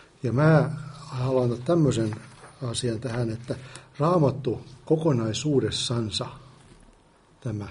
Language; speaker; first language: Finnish; native; Finnish